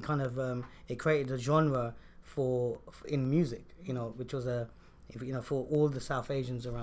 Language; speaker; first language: English; native; English